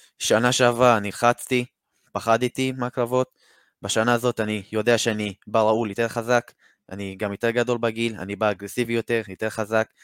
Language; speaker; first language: Hebrew; native; Hebrew